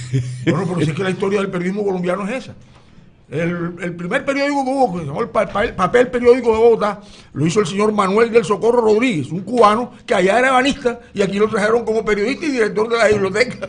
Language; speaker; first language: Spanish; native; Spanish